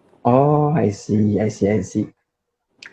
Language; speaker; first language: English; non-native, fluent; Indonesian